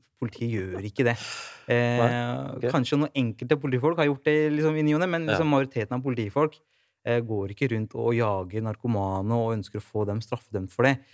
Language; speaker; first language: Norwegian; native; Norwegian